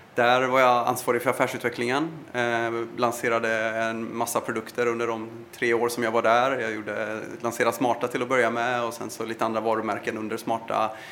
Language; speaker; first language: Swedish; early bilingual, other home language; Persian